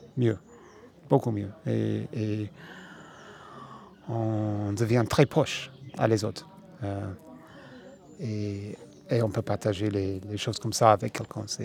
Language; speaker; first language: French; non-native, fluent; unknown